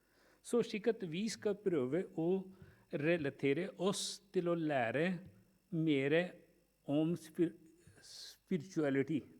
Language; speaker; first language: Norwegian; non-native, fluent; Punjabi